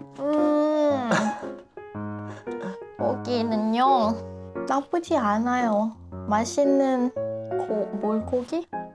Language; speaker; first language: Korean; non-native, fluent; Lao